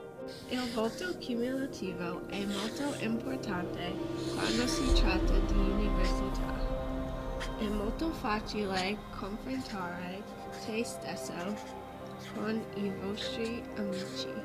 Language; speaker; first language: Italian; non-native, learner; English